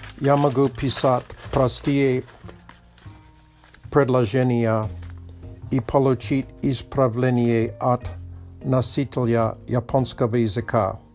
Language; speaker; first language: Russian; non-native, learner; Polish